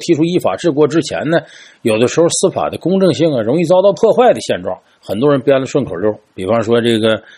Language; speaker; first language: Chinese; native; Chinese